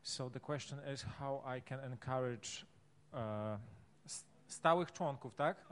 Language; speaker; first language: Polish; native; Polish